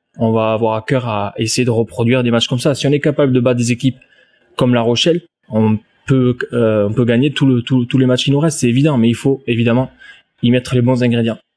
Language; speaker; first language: French; native; French